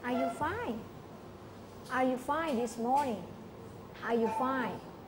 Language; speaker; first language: English; non-native, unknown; Thai